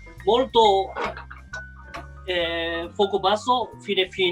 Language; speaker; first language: Italian; non-native, learner; Japanese